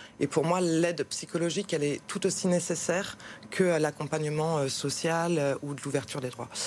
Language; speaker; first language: French; native; French